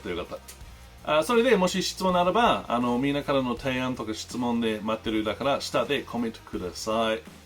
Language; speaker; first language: Japanese; non-native, learner; English